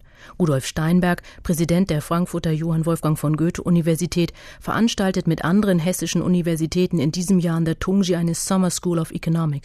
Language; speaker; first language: German; native; German